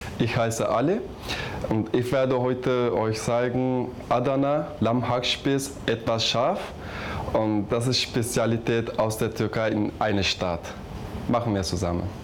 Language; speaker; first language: German; non-native, learner; Turkish